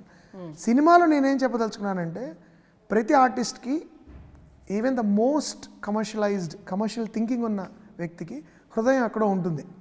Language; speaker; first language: Telugu; native; Telugu